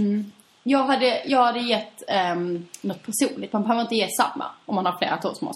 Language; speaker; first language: Swedish; native; Swedish